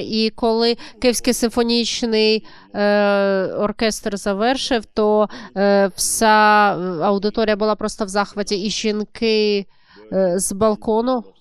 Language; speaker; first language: Ukrainian; non-native, learner; German